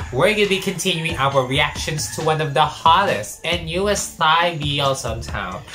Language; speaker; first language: English; non-native, local second language; Filipino